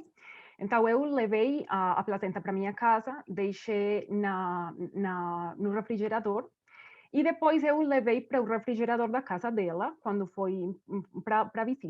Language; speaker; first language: Portuguese; non-native, fluent; Spanish